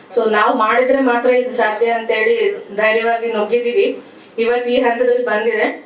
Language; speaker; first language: Kannada; native; Kannada